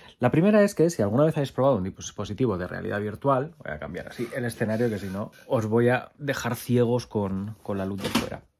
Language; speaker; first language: Spanish; native; Spanish